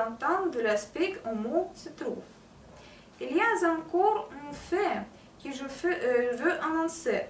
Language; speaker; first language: French; non-native, learner; Russian